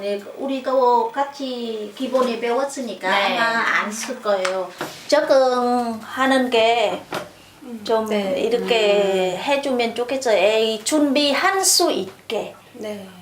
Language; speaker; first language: Korean; non-native, learner; Vietnamese